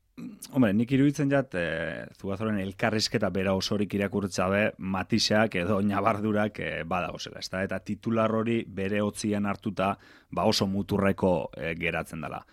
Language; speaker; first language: Basque; native; Basque